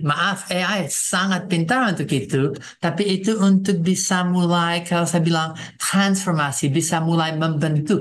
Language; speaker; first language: Indonesian; non-native, fluent; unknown